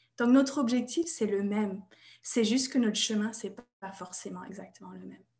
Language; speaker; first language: French; non-native, fluent; English